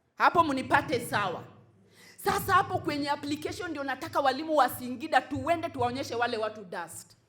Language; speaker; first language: Swahili; non-native, local second language; Luo (Kenya and Tanzania)